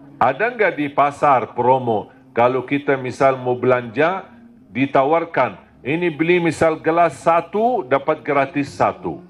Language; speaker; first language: Malay; non-native, fluent; Arabic